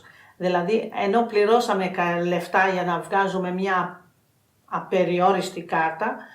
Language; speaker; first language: Greek; non-native, fluent; Albanian